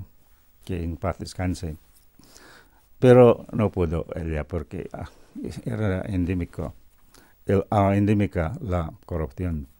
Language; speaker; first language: Spanish; non-native, fluent; Cebuano